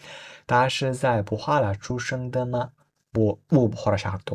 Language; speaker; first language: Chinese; non-native, fluent; Uzbek